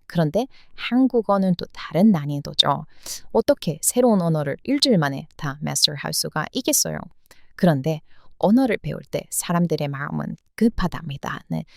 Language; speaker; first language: Korean; non-native, fluent; English